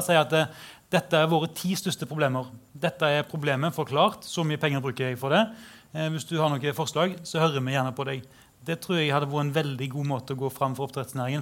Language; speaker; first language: Norwegian; native; Norwegian